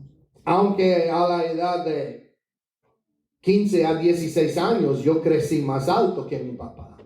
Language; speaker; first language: Spanish; non-native, fluent; English